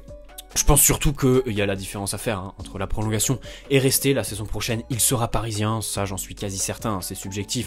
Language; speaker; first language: French; native; French